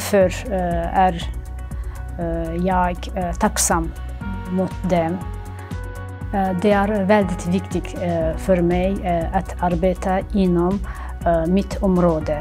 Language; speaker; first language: Swedish; non-native, learner; Ukrainian